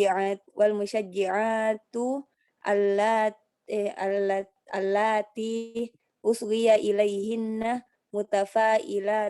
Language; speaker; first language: Arabic; non-native, learner; Indonesian